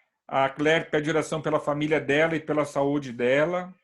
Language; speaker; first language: Portuguese; native; Portuguese